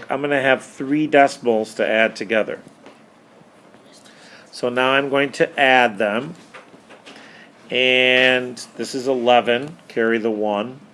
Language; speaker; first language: English; native; English